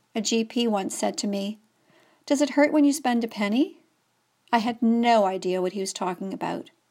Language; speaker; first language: English; native; English